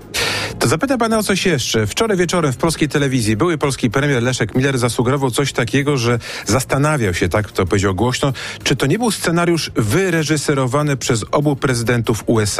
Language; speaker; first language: Polish; native; Polish